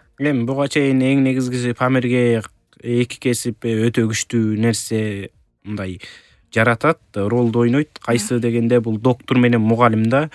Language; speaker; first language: Kyrgyz; early bilingual, heritage; Kyrgyz